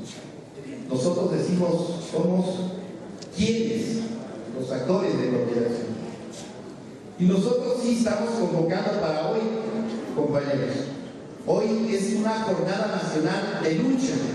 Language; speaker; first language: Spanish; native; Spanish